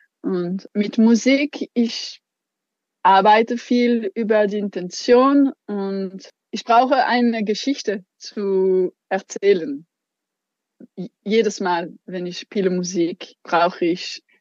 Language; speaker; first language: German; non-native, local second language; French